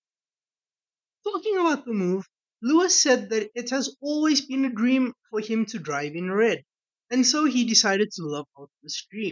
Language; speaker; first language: English; native; English